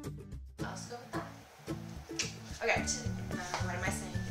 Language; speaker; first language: English; native; English